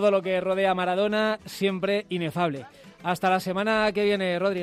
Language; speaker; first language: Spanish; native; Spanish